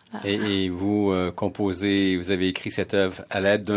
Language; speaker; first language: French; native; French